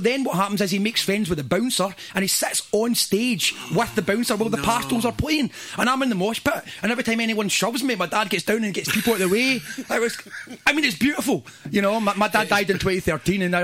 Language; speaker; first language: English; native; English